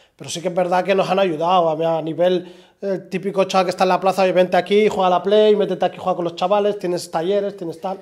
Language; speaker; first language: Spanish; early bilingual, other home language; Arabic